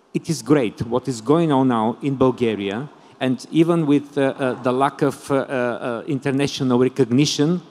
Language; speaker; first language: English; non-native, fluent; Bulgarian